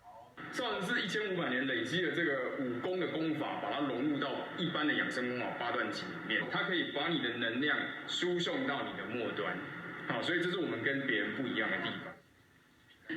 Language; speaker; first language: Chinese; native; Chinese